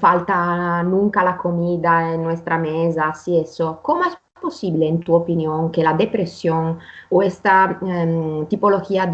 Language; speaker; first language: Spanish; non-native, fluent; Italian